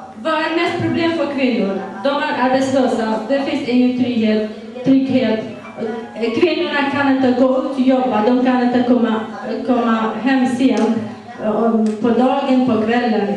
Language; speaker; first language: Swedish; non-native, fluent; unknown